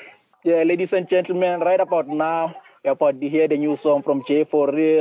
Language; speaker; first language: English; non-native, local second language; Zulu